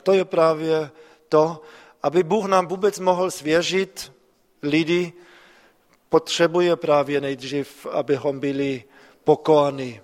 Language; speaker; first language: Czech; non-native, fluent; German